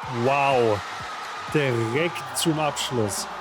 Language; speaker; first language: German; native; German